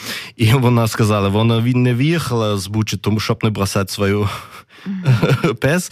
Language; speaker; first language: Ukrainian; non-native, learner; German